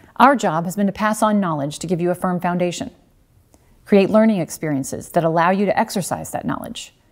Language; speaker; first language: English; native; English